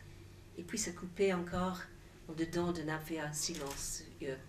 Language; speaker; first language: French; non-native, fluent; English